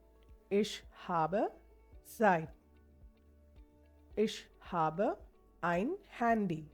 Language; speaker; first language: German; non-native, fluent; Hindi